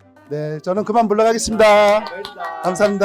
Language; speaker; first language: Korean; native; Korean